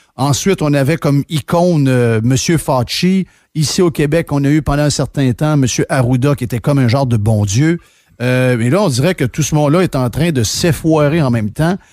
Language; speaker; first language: French; native; French